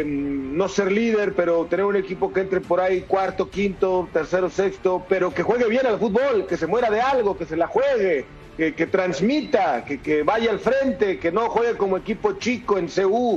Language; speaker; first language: Spanish; native; Spanish